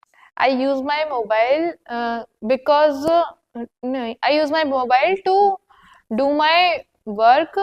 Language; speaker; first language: English; non-native, learner; Hindi